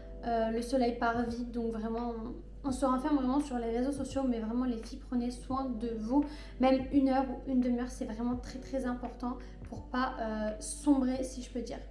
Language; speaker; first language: French; native; French